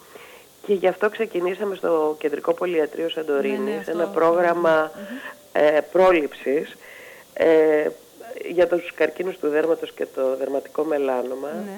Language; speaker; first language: Greek; native; Greek